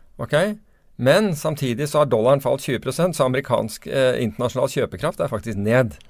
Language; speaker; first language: Norwegian; non-native, fluent; English